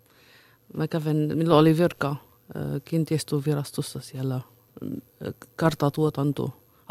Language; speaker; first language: Finnish; non-native, fluent; Arabic